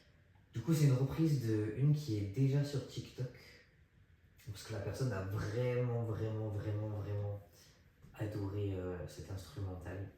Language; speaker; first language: French; native; French